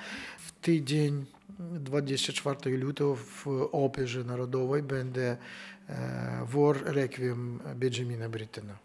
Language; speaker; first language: Polish; non-native, learner; Ukrainian